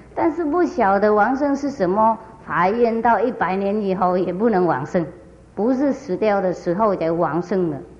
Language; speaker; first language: Chinese; non-native, fluent; Vietnamese